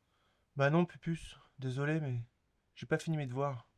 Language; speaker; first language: French; native; French